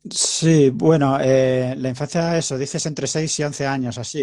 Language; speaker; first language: Spanish; native; Spanish